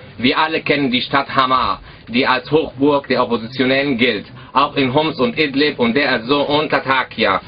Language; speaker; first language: German; early bilingual, other home language; Arabic